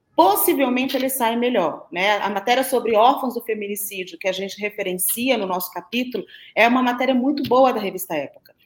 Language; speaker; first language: Portuguese; native; Portuguese